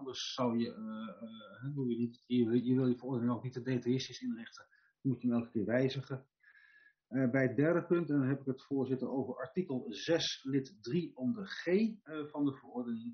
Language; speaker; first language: Dutch; native; Dutch